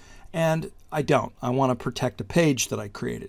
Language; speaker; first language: English; native; English